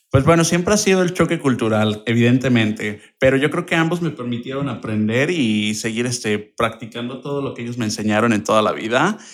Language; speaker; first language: Spanish; native; Spanish